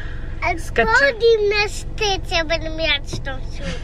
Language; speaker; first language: Polish; early bilingual, heritage; English